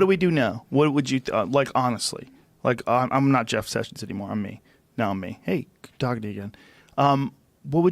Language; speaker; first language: English; native; English